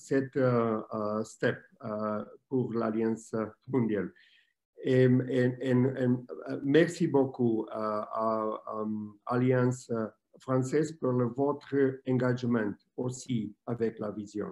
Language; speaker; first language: French; non-native, learner; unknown